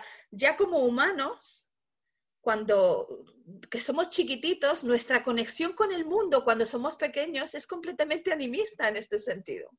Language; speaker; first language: Spanish; native; Spanish